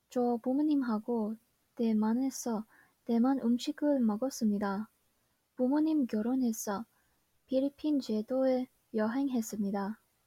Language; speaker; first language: Korean; non-native, learner; English